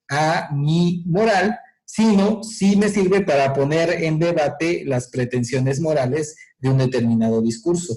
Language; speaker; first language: Spanish; native; Spanish